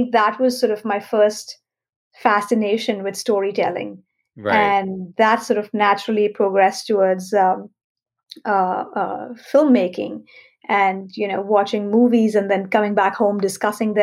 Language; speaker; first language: English; non-native, local second language; Hindi